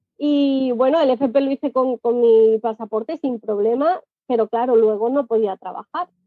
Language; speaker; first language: Spanish; native; Spanish